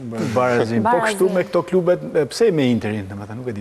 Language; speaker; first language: Albanian; native; Albanian